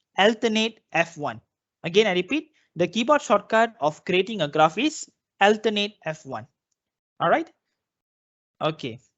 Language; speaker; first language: English; non-native, local second language; Malay